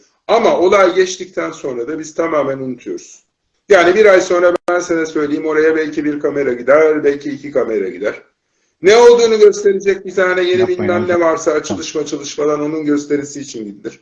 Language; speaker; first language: Turkish; native; Turkish